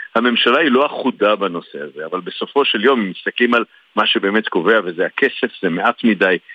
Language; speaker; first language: Hebrew; native; Hebrew